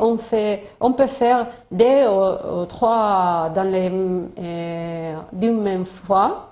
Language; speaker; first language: French; non-native, fluent; Spanish